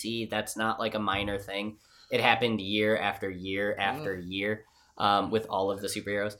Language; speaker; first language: English; native; English